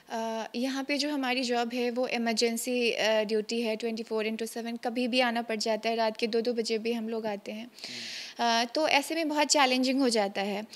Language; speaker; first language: Hindi; native; Hindi